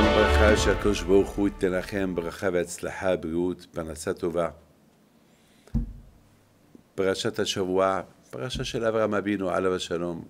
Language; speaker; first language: Hebrew; non-native, fluent; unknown